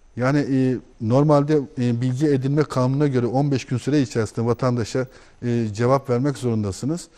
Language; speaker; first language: Turkish; native; Turkish